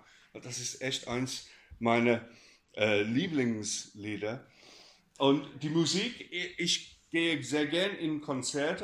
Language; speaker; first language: German; non-native, fluent; English